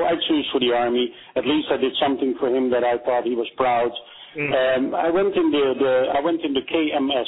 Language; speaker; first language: English; non-native, fluent; Dutch